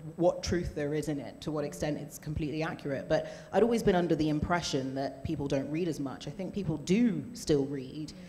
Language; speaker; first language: English; native; English